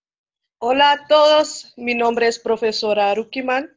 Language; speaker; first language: Spanish; non-native, fluent; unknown